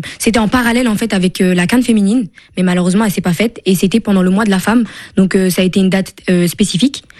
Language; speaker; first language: French; native; French